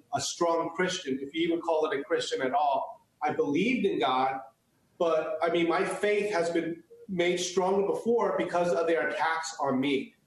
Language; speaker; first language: English; early bilingual, other home language; Chinese